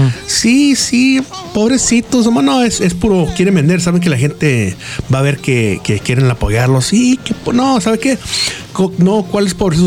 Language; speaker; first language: Spanish; early bilingual, other home language; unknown